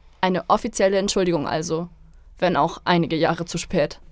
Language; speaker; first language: German; native; German